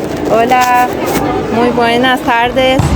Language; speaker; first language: Spanish; non-native, learner; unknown